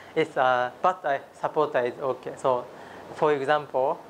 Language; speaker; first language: English; non-native, learner; Japanese